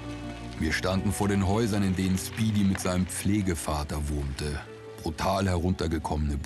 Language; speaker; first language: German; native; German